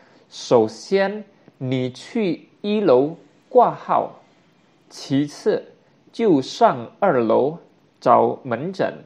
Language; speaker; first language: Chinese; non-native, fluent; Indonesian